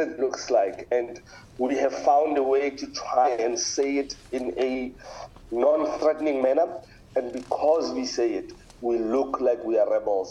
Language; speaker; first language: English; non-native, local second language; Tswana